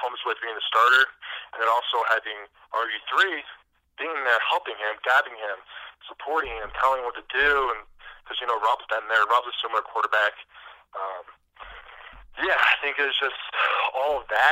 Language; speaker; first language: English; native; English